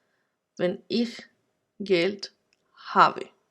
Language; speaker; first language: German; non-native, fluent; Spanish